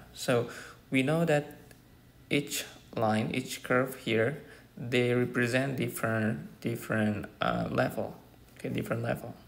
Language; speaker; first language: English; non-native, fluent; Indonesian